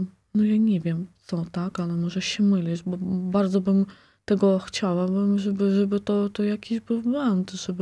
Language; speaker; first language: Polish; non-native, local second language; Ukrainian